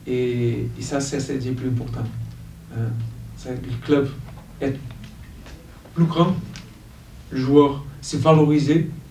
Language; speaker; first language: French; non-native, fluent; Portuguese